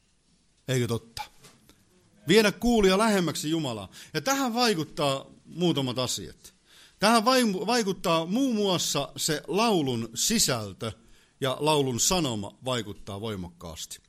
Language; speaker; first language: Finnish; native; Finnish